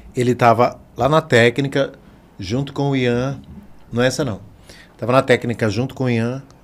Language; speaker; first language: Portuguese; native; Portuguese